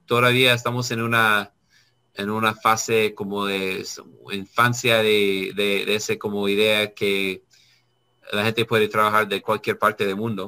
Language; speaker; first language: Spanish; non-native, learner; English